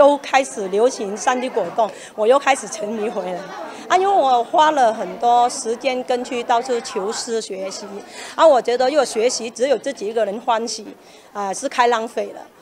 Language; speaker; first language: Chinese; early bilingual, heritage; Chinese